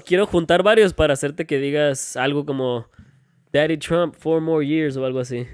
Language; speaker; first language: Spanish; native; Spanish